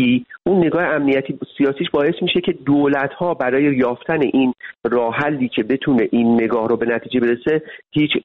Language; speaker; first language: Persian; native; Persian